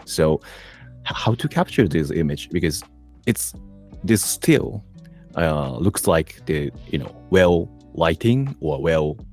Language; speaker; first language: English; non-native, learner; Japanese